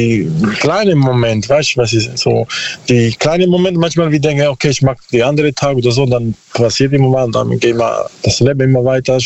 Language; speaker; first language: German; non-native, learner; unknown